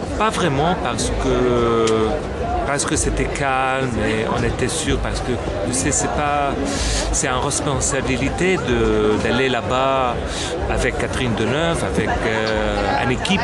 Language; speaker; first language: French; non-native, local second language; Arabic